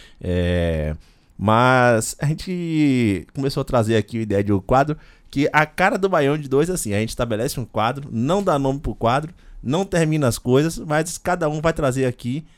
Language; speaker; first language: Portuguese; native; Portuguese